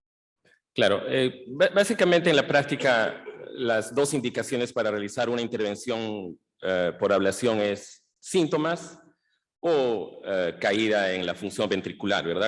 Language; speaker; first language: Spanish; native; Spanish